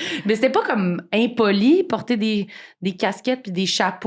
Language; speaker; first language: French; native; French